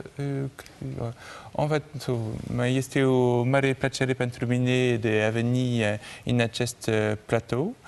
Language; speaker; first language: Romanian; non-native, learner; French